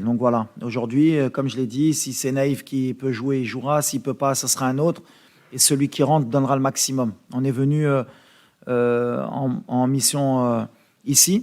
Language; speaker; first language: French; native; French